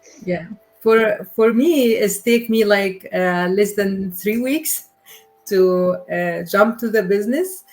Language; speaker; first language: English; non-native, learner; Arabic